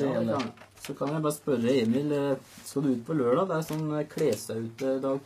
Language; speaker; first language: Norwegian; native; Norwegian